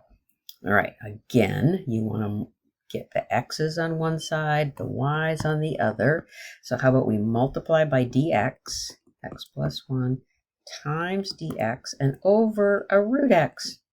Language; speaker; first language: English; native; English